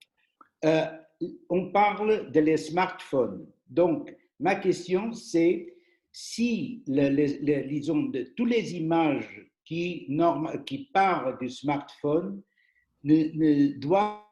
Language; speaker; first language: French; non-native, fluent; Portuguese